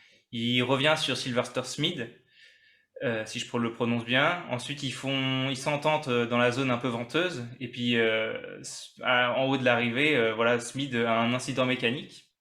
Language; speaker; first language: French; native; French